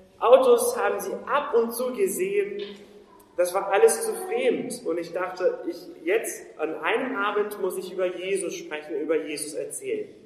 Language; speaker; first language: German; non-native, fluent; Portuguese